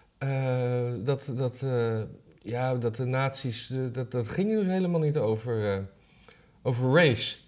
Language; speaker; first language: Dutch; native; Dutch